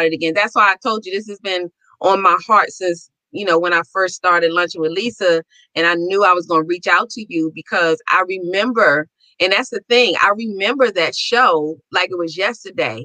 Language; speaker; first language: English; native; English